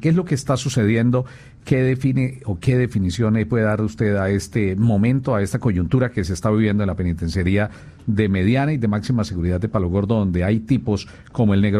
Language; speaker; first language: Spanish; native; Spanish